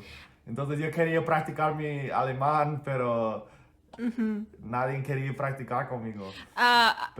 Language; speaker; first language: Spanish; non-native, fluent; English